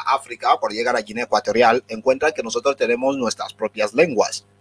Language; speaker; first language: Spanish; non-native, local second language; Fang